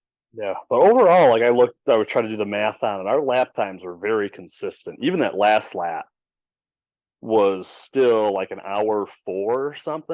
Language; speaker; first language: English; native; English